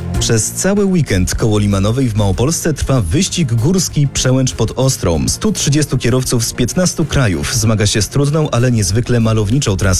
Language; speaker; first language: Polish; native; Polish